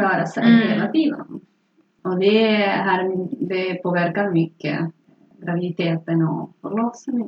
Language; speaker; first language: Swedish; non-native, fluent; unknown